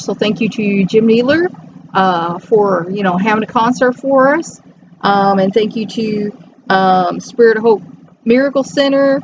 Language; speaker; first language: English; native; English